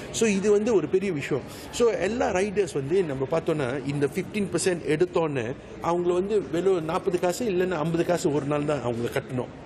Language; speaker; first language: Tamil; native; Tamil